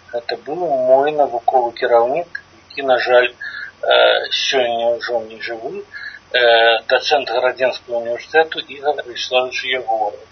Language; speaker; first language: Belarusian; non-native, local second language; Russian